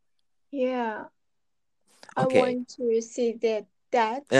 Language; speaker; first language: English; non-native, learner; Japanese